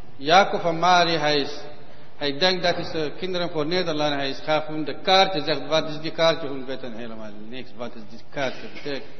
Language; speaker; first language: Dutch; non-native, learner; Arabic